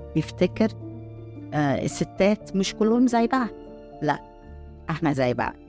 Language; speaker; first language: Arabic; non-native, fluent; Italian